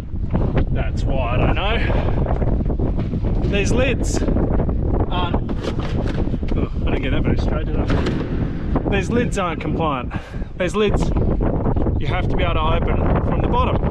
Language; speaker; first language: English; native; English